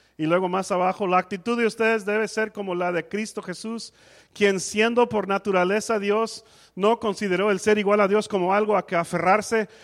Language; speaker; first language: Spanish; non-native, fluent; English